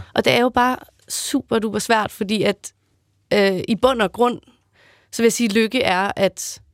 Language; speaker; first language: Danish; native; Danish